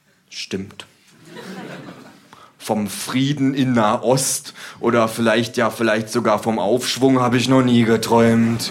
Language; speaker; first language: German; native; German